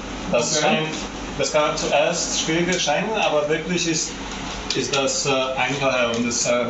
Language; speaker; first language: German; non-native, fluent; Polish